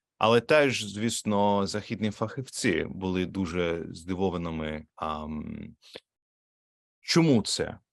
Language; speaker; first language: Ukrainian; non-native, learner; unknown